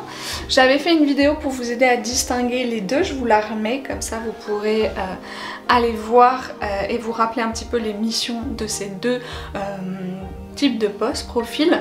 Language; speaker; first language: French; native; French